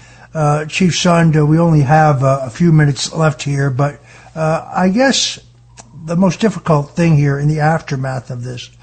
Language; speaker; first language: English; native; English